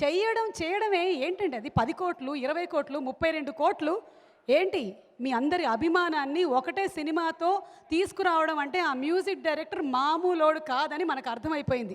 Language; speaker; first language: Telugu; native; Telugu